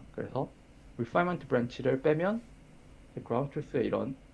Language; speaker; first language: Korean; native; Korean